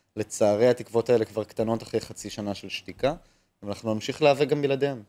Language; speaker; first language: Hebrew; native; Hebrew